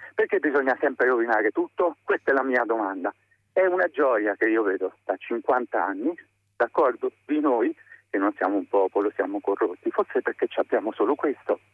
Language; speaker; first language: Italian; native; Italian